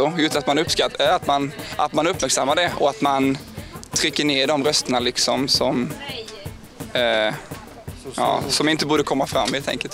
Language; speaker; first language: Swedish; native; Swedish